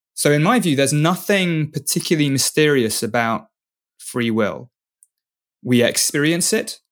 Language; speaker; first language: English; native; English